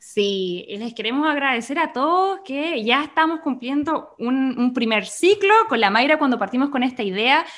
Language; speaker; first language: Spanish; native; Spanish